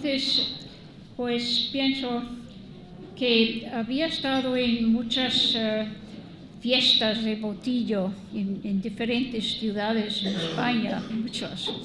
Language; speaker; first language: Spanish; non-native, fluent; English